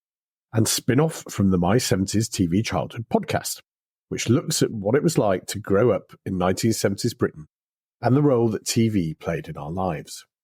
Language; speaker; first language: English; native; English